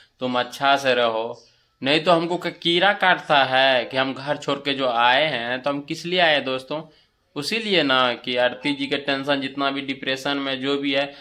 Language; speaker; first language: Hindi; native; Hindi